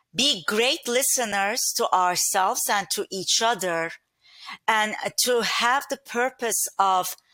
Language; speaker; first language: English; non-native, fluent; Turkish